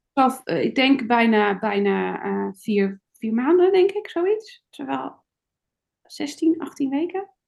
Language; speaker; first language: Dutch; native; Dutch